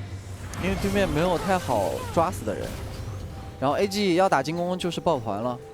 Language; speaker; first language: Chinese; native; Chinese